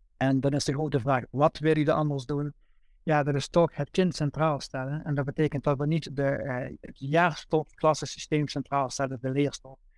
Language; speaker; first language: Dutch; native; Dutch